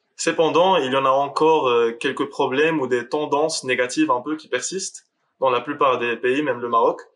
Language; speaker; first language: French; non-native, local second language; Arabic